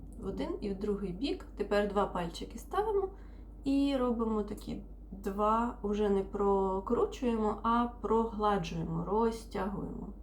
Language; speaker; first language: Ukrainian; non-native, local second language; Russian